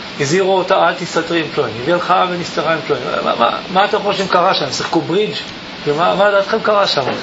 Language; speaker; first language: Hebrew; native; Hebrew